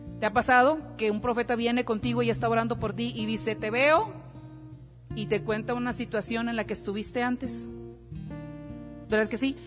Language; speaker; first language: Spanish; native; Spanish